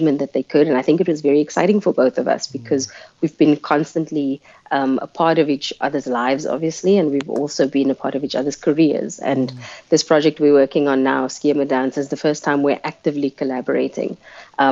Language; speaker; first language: English; non-native, local second language; Afrikaans